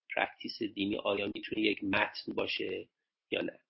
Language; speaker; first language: Persian; native; Persian